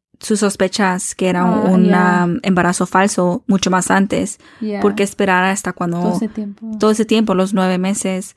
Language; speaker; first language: Spanish; early bilingual, heritage; Spanish